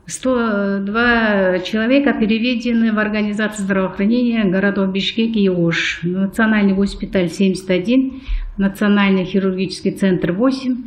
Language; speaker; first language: Russian; non-native, local second language; Kyrgyz